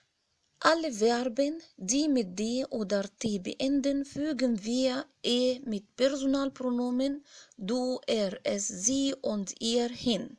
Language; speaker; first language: German; non-native, fluent; Arabic